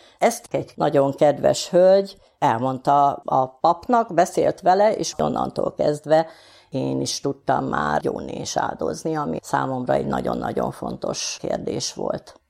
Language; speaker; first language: Hungarian; native; Hungarian